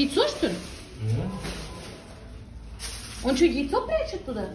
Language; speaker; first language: Russian; native; Russian